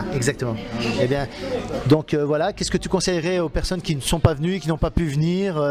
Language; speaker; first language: French; native; French